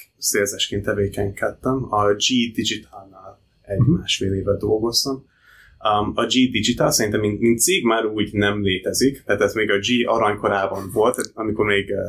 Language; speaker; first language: Hungarian; early bilingual, heritage; English